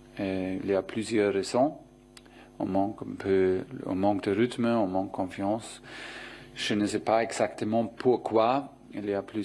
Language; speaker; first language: French; non-native, fluent; German